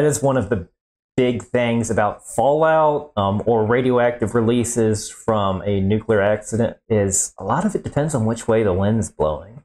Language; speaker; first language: English; native; English